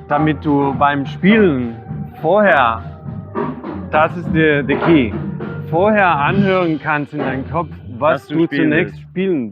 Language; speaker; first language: German; non-native, fluent; Spanish